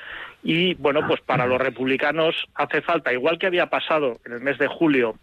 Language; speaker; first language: Spanish; native; Spanish